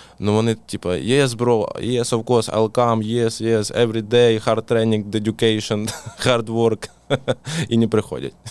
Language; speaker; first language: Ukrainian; non-native, local second language; Russian